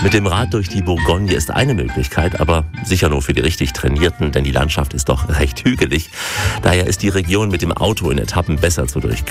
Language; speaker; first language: German; native; German